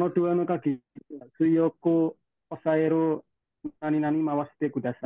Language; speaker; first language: Japanese; non-native, learner; Indonesian